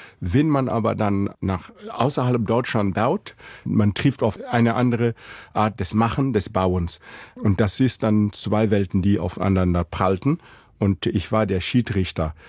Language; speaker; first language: German; non-native, fluent; Mossi